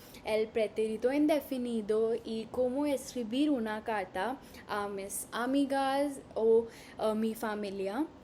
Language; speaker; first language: Spanish; non-native, learner; Hindi